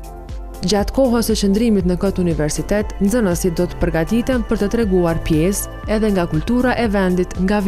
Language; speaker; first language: Albanian; native; Albanian